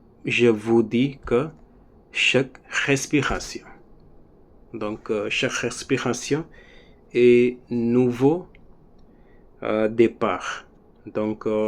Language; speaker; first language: French; non-native, learner; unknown